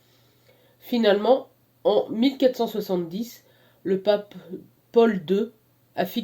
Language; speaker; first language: French; native; French